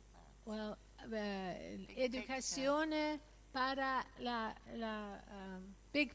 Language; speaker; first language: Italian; non-native, learner; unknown